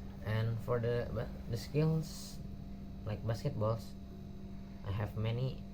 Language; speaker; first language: English; non-native, local second language; Indonesian